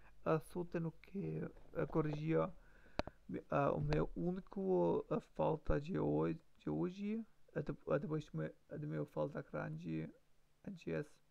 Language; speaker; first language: Portuguese; non-native, learner; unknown